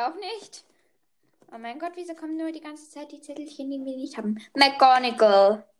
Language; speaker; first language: German; native; German